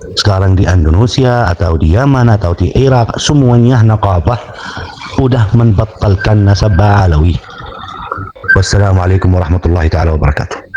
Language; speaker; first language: Indonesian; non-native, learner; Arabic